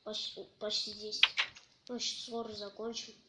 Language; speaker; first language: Russian; native; Russian